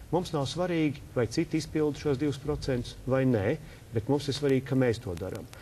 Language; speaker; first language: Latvian; native; Latvian